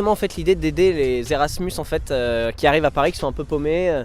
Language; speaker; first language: French; native; French